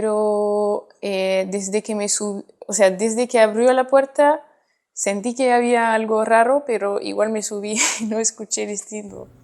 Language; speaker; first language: Spanish; non-native, fluent; French